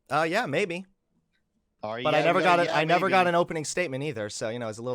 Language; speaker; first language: English; native; English